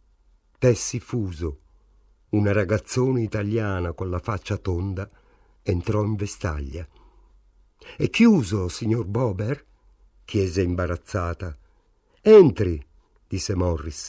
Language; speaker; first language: Italian; native; Italian